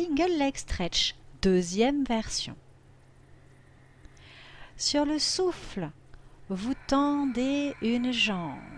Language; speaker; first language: French; native; French